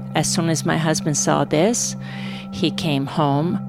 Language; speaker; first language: English; non-native, fluent; Serbian